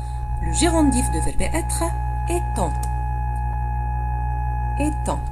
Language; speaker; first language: French; non-native, fluent; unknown